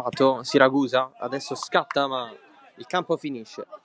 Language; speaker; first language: Italian; native; Italian